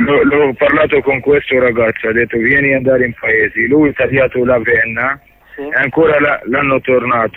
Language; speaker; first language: Italian; non-native, learner; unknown